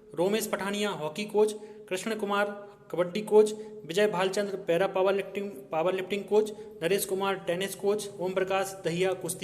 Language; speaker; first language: Hindi; native; Hindi